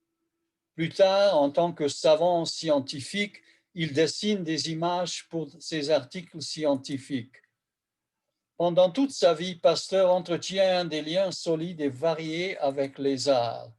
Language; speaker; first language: French; non-native, fluent; Hungarian